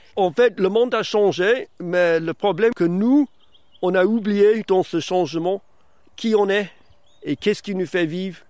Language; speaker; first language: French; early bilingual, other home language; English